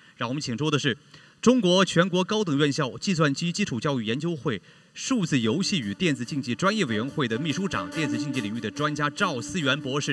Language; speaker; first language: Chinese; native; Chinese